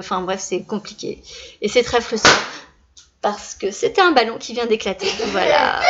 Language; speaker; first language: French; native; French